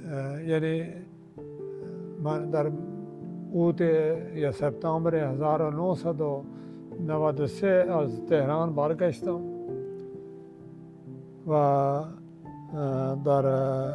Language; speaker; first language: Persian; non-native, fluent; Urdu